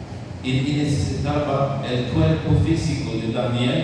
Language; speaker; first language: Spanish; non-native, fluent; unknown